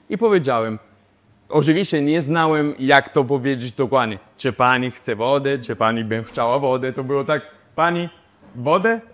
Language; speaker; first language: Polish; non-native, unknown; Italian